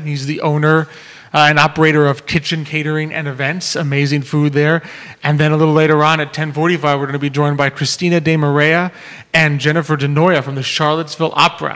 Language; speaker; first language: English; native; English